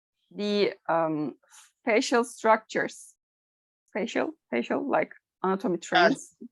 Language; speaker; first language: English; non-native, fluent; Turkish